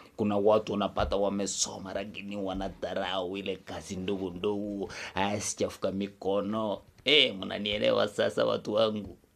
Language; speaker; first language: Swahili; non-native, local second language; Kikuyu